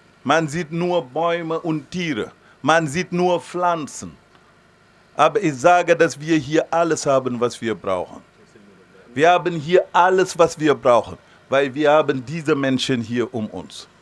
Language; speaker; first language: German; non-native, fluent; Wolof